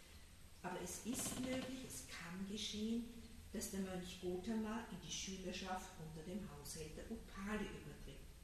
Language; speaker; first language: German; native; German